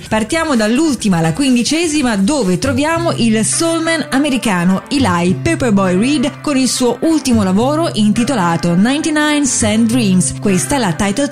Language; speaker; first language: Italian; native; Italian